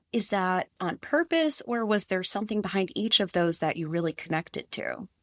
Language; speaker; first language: English; native; English